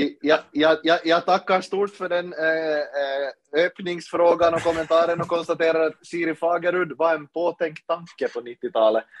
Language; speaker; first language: Swedish; native; Swedish